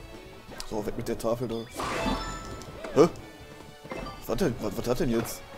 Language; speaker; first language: German; native; German